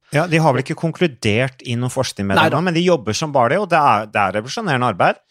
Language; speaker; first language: Norwegian; native; Norwegian